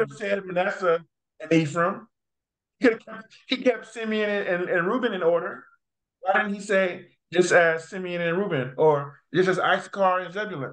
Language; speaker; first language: English; native; English